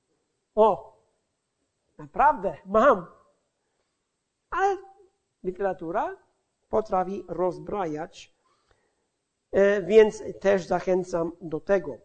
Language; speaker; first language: Polish; non-native, fluent; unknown